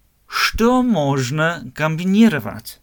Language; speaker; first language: Russian; non-native, fluent; German